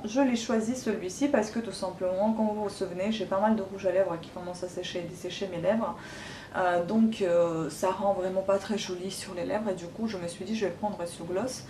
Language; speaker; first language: French; non-native, fluent; Russian